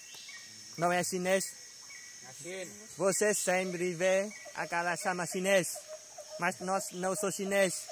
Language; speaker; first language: Portuguese; non-native, learner; Vietnamese